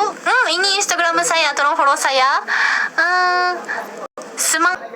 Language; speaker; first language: Indonesian; non-native, learner; Japanese